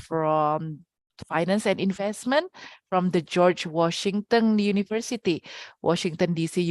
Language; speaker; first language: English; non-native, fluent; Indonesian